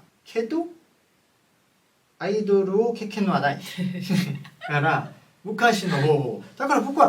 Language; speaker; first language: Japanese; non-native, fluent; Korean